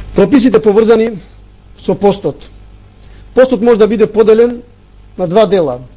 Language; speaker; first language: Macedonian; non-native, local second language; Albanian